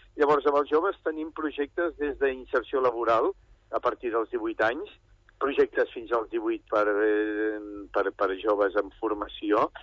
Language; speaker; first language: Catalan; native; Catalan